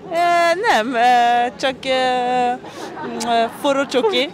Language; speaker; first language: Hungarian; non-native, learner; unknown